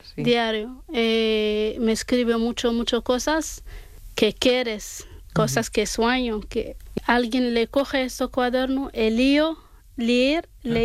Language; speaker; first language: Spanish; non-native, learner; Arabic